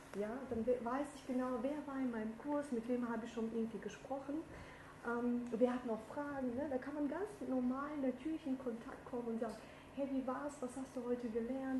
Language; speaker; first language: German; native; German